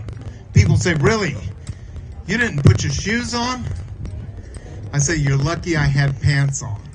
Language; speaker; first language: English; native; English